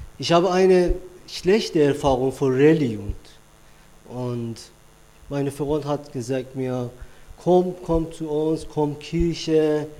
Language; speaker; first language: German; non-native, learner; Persian